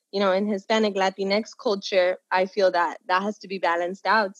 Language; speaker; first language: English; non-native, local second language; Spanish